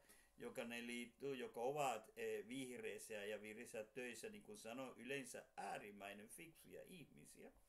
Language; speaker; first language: Finnish; non-native, fluent; Spanish